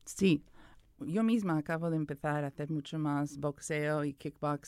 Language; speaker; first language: Spanish; early bilingual, other home language; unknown